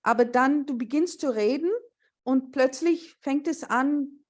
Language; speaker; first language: German; non-native, fluent; English